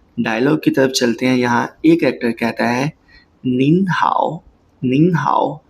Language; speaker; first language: Urdu; native; Urdu